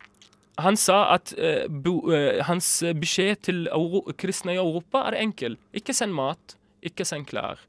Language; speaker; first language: Norwegian; early bilingual, other home language; Arabic